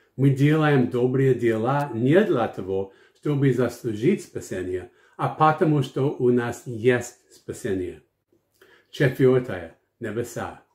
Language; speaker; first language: Russian; non-native, fluent; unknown